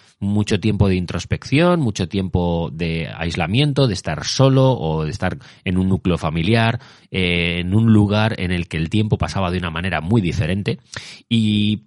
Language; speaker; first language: Spanish; native; Spanish